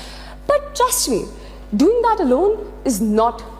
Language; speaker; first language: English; non-native, local second language; Hindi